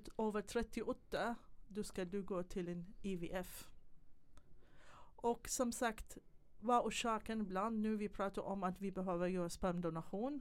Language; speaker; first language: Swedish; non-native, fluent; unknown